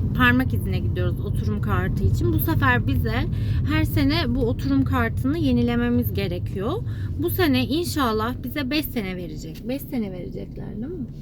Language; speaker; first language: Turkish; native; Turkish